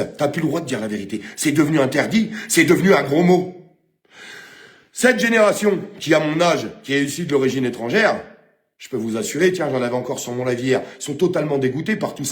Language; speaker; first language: French; native; French